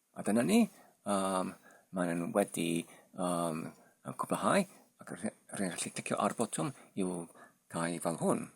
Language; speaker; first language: Welsh; non-native, learner; Polish